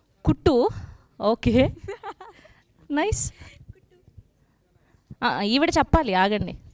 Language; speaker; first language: Telugu; native; Telugu